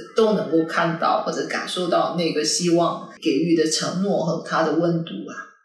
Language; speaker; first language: Chinese; non-native, local second language; Cantonese